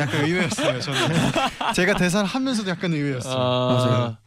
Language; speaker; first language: Korean; native; Korean